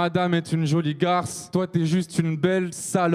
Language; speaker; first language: French; native; French